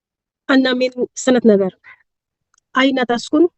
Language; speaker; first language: Arabic; non-native, learner; Urdu